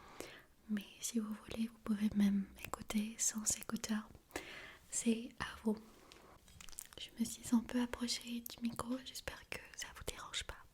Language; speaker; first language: French; non-native, fluent; Armenian